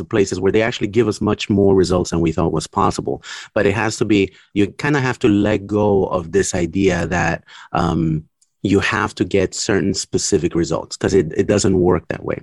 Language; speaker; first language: English; early bilingual, other home language; Spanish